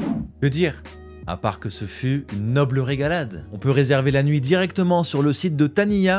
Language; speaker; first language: French; native; French